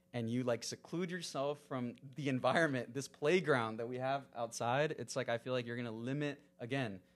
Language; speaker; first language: English; early bilingual, other home language; Spanish